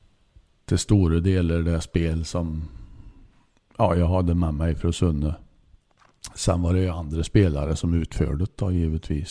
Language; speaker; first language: Swedish; native; Swedish